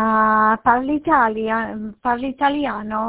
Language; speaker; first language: Italian; non-native, learner; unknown